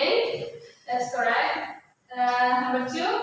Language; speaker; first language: English; non-native, fluent; Indonesian